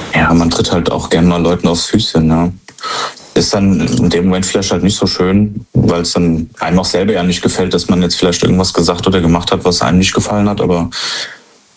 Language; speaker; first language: German; native; German